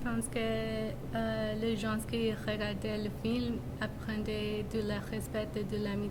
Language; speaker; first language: French; non-native, learner; English